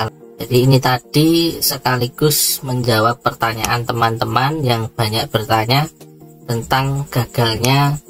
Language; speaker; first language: Indonesian; native; Indonesian